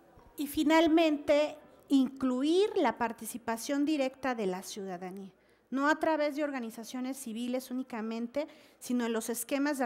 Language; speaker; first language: Spanish; native; Spanish